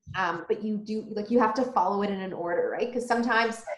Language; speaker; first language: English; early bilingual, other home language; Polish